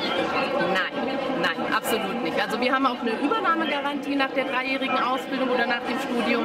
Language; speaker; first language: German; native; German